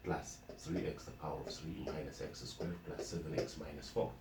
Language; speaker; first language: English; non-native, local second language; Amharic